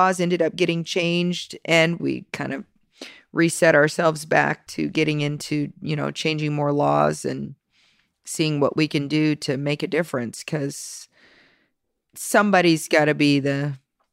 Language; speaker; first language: English; native; English